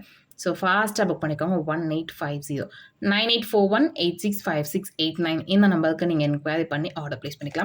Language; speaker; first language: Tamil; native; Tamil